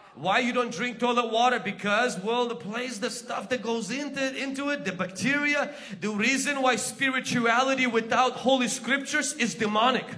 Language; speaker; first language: English; non-native, fluent; Ukrainian